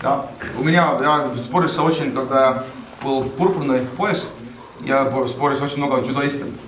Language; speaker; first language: Russian; non-native, learner; Estonian